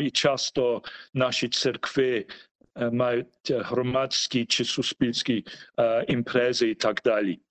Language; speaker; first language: Ukrainian; early bilingual, heritage; Ukrainian